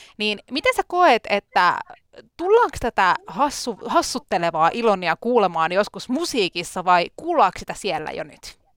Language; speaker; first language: Finnish; native; Finnish